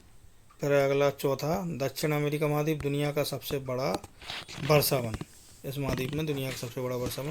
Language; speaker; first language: Hindi; native; Hindi